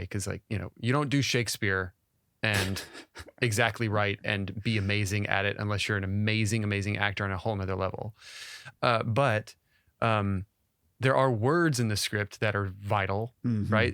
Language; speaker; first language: English; native; English